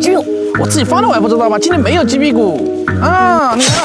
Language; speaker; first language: Chinese; native; Chinese